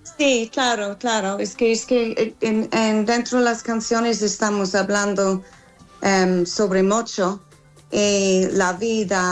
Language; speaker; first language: Spanish; non-native, fluent; English